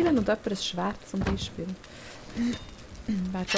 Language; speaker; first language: German; native; German